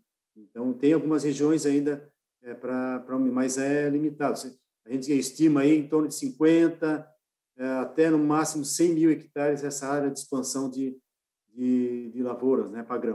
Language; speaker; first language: Portuguese; native; Portuguese